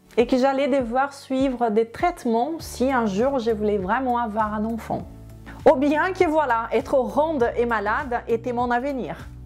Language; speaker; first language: French; non-native, fluent; Portuguese